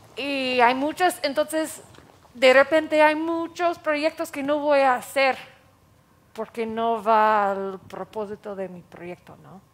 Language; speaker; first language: Spanish; non-native, fluent; English